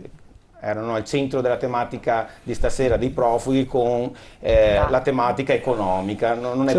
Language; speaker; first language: Italian; native; Italian